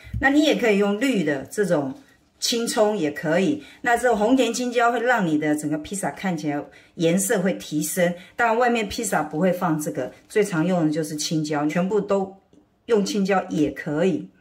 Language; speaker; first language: Chinese; native; Chinese